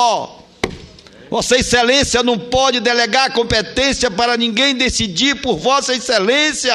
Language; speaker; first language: Portuguese; native; Portuguese